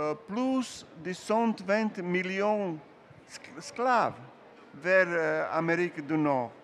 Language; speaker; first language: French; non-native, learner; Serbian